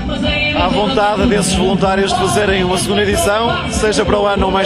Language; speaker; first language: Portuguese; native; Portuguese